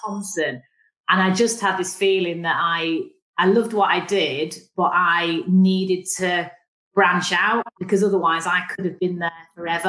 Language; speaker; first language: English; native; English